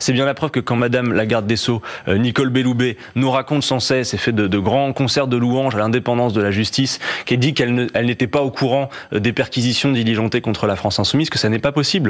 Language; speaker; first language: French; native; French